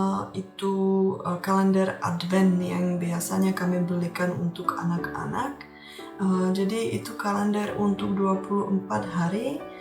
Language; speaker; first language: Indonesian; non-native, fluent; Czech